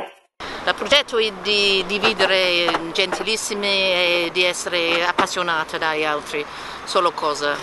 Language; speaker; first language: Italian; non-native, learner; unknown